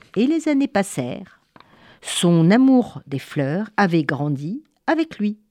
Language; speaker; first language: French; native; French